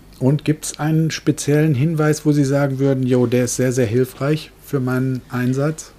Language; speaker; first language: German; native; German